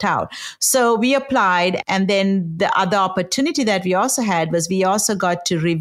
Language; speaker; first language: English; non-native, local second language; Sinhala